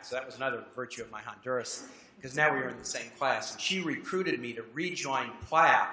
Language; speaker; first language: English; native; English